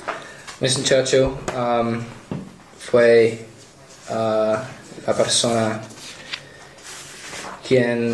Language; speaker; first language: Spanish; non-native, learner; English